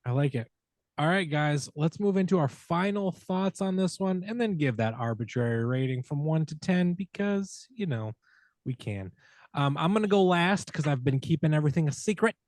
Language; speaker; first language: English; native; English